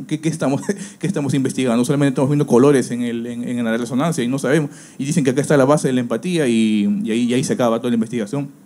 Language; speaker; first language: Spanish; native; Spanish